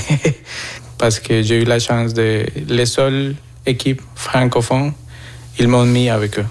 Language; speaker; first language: French; non-native, fluent; Spanish